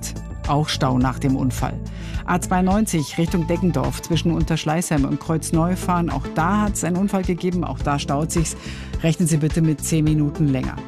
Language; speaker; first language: German; native; German